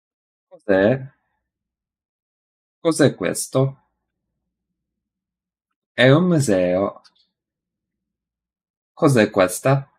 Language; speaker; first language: Italian; non-native, learner; English